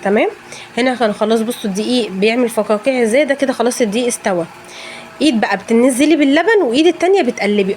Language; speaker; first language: Arabic; native; Arabic